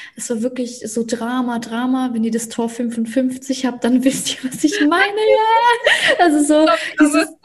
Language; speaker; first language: German; early bilingual, other home language; Russian